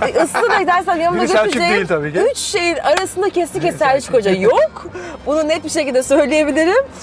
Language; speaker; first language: Turkish; early bilingual, other home language; Russian